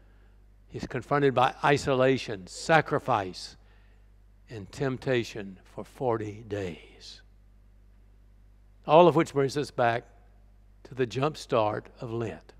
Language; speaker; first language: English; native; English